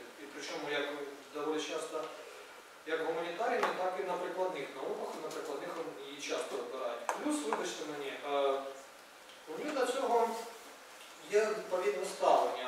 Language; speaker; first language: Ukrainian; native; Ukrainian